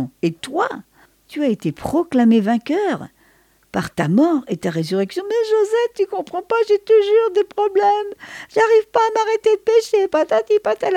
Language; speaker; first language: French; native; French